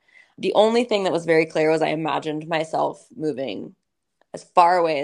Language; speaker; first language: English; native; English